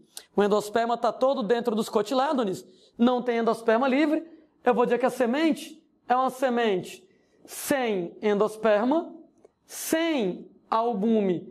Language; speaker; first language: Portuguese; native; Portuguese